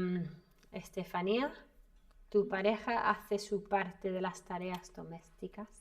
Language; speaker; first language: Spanish; non-native, fluent; English